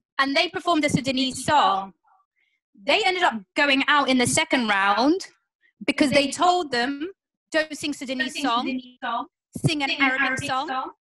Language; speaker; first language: English; native; English